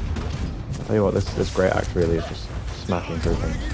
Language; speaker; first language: English; native; English